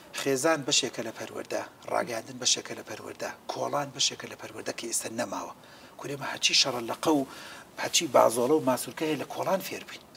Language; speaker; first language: Central Kurdish; native; Central Kurdish